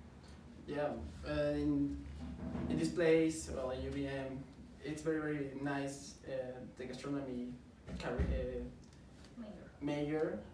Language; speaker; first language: English; non-native, learner; Spanish